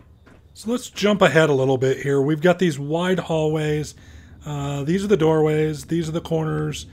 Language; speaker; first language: English; native; English